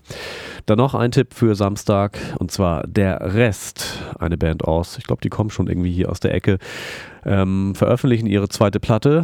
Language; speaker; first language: German; native; German